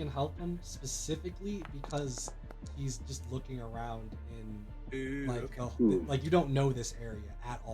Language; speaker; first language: English; native; English